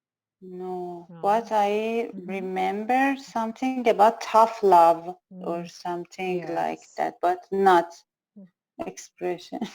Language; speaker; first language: English; non-native, learner; Persian